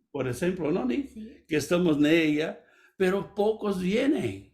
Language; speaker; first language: Spanish; non-native, fluent; Portuguese